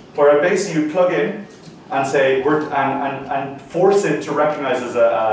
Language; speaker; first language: English; native; English